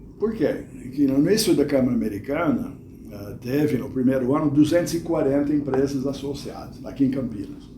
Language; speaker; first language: Portuguese; non-native, fluent; English